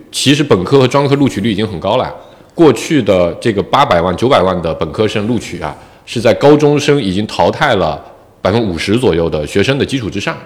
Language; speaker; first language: Chinese; native; Chinese